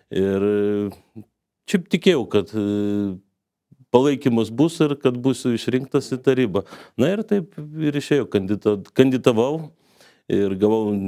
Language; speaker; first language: Lithuanian; non-native, local second language; Polish